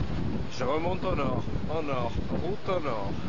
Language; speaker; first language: French; non-native, fluent; Italian